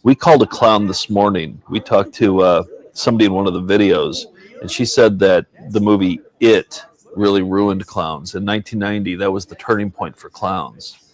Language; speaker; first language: English; native; English